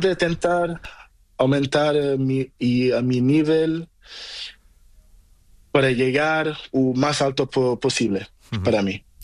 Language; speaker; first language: Spanish; non-native, learner; Portuguese